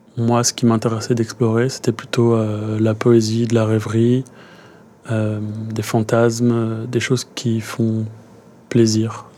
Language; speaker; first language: French; native; French